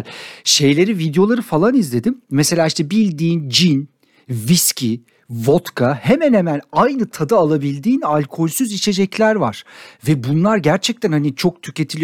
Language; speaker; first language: Turkish; native; Turkish